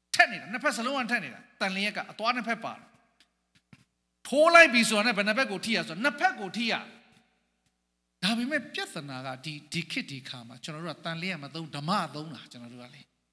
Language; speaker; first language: Burmese; non-native, local second language; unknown